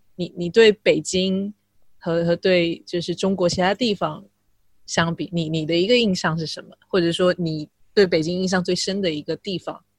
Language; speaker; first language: Chinese; non-native, local second language; Min Nan Chinese